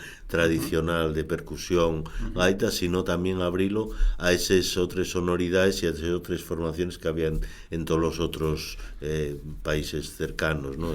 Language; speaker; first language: Spanish; native; Spanish